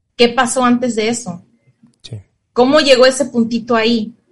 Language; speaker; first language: Spanish; native; Spanish